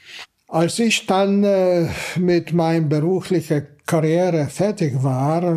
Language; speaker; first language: German; non-native, fluent; Hungarian